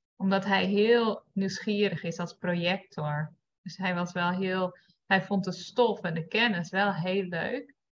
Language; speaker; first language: Dutch; native; Dutch